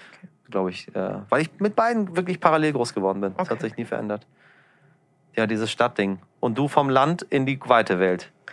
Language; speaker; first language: German; early bilingual, other home language; Persian